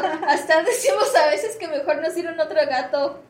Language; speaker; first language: Spanish; early bilingual, heritage; Spanish